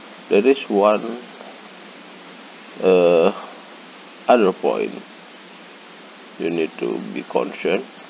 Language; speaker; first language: English; non-native, learner; Indonesian